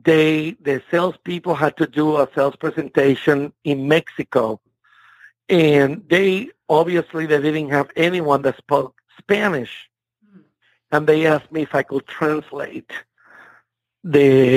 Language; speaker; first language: English; non-native, fluent; Spanish